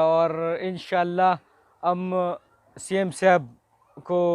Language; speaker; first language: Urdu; non-native, local second language; Pashto